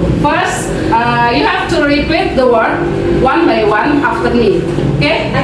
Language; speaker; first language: English; non-native, learner; Indonesian